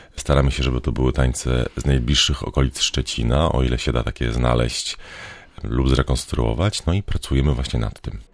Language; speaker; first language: Polish; native; Polish